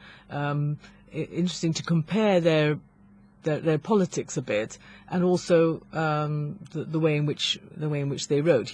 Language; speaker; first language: English; non-native, local second language; Maltese